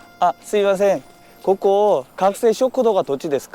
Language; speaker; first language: Japanese; non-native, learner; Korean